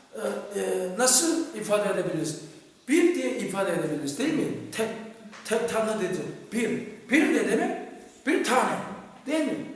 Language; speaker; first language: Turkish; non-native, fluent; Korean